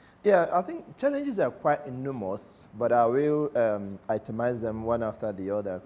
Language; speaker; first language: English; non-native, local second language; Igbo